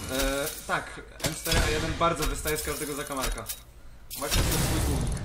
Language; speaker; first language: Polish; native; Polish